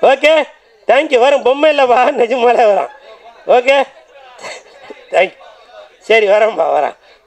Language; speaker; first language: Tamil; native; Tamil